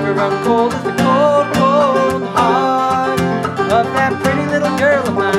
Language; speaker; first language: English; native; English